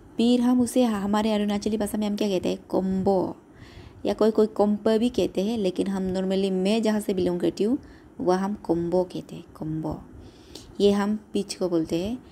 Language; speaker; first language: Hindi; non-native, local second language; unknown